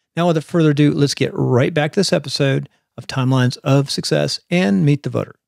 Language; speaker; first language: English; native; English